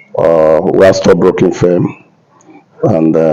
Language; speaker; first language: English; non-native, local second language; Yoruba